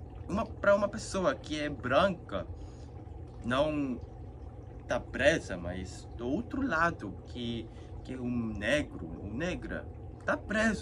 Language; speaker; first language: Portuguese; non-native, fluent; Korean